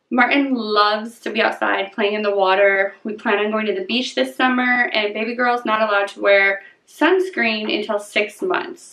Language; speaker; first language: English; native; English